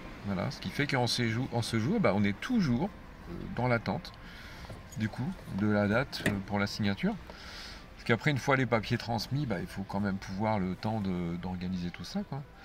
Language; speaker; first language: French; native; French